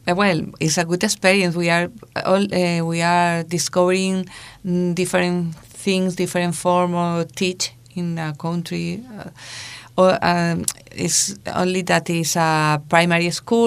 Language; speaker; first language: English; non-native, learner; Spanish